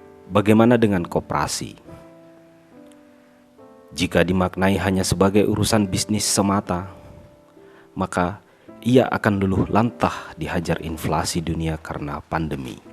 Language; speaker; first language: Indonesian; native; Indonesian